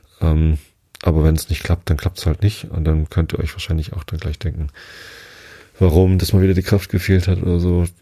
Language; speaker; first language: German; native; German